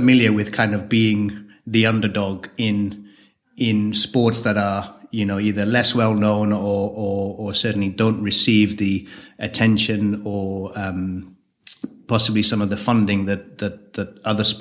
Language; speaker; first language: English; native; English